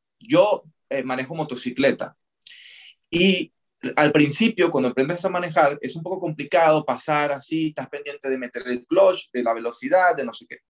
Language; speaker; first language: Spanish; native; Spanish